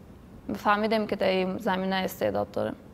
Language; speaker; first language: Persian; native; Persian